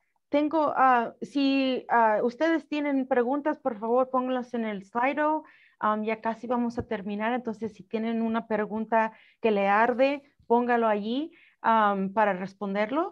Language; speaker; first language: Spanish; early bilingual, heritage; Spanish